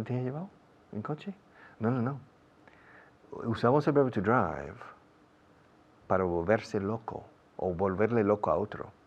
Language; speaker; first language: Spanish; non-native, fluent; English